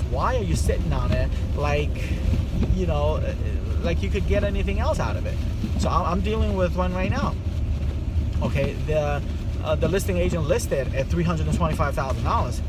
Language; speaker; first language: English; non-native, fluent; Chinese